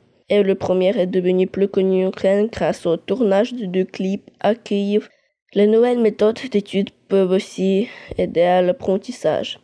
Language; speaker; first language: French; non-native, learner; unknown